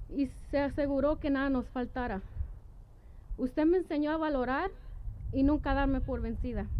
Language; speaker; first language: Spanish; early bilingual, heritage; Spanish